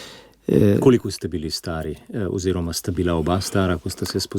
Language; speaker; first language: Slovenian; native; Slovenian